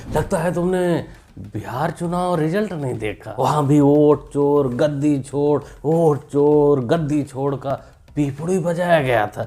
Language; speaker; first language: Hindi; native; Hindi